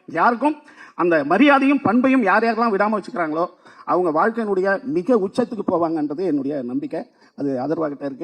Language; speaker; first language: Tamil; native; Tamil